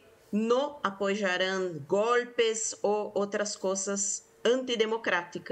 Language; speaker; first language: Spanish; non-native, fluent; Portuguese